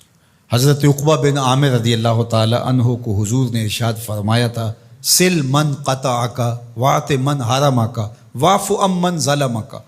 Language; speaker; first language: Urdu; non-native, local second language; Punjabi